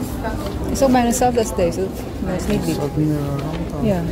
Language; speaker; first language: Dutch; non-native, learner; Filipino